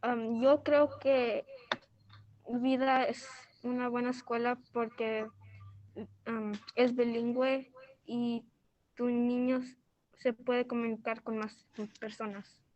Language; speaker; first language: Spanish; early bilingual, heritage; Spanish